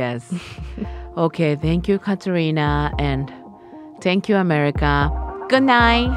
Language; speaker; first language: English; non-native, learner; Japanese